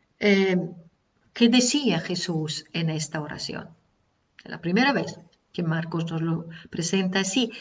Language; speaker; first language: Spanish; non-native, fluent; Italian